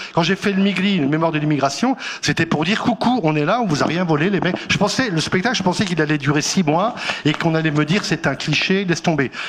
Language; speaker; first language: French; non-native, local second language; Arabic